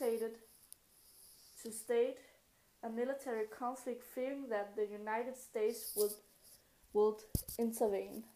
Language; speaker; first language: English; non-native, learner; Danish